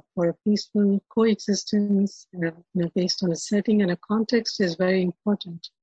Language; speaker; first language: English; non-native, local second language; Telugu